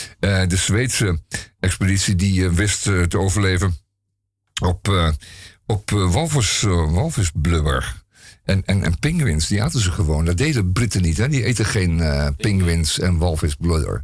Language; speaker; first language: Dutch; native; Dutch